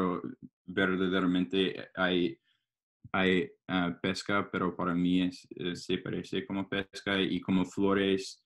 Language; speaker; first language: Spanish; non-native, learner; English